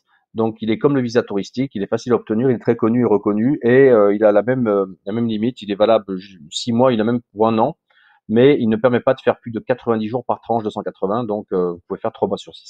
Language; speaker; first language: French; native; French